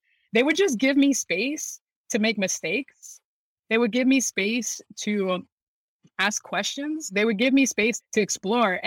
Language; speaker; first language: English; native; English